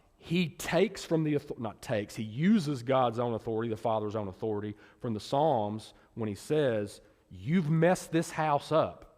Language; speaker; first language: English; native; English